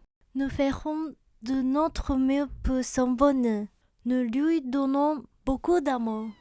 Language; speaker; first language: French; non-native, learner; Japanese